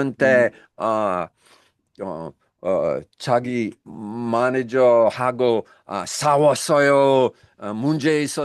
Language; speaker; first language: Korean; non-native, learner; English